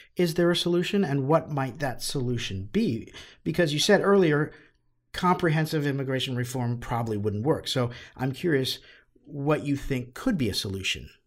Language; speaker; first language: English; native; English